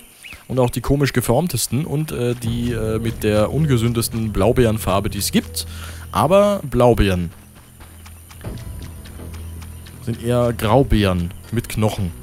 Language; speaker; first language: German; native; German